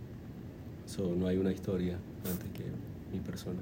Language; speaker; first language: Spanish; native; Spanish